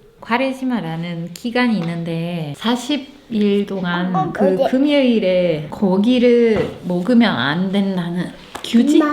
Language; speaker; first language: Korean; non-native, fluent; Italian